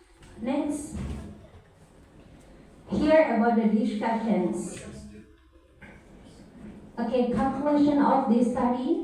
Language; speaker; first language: English; non-native, learner; Indonesian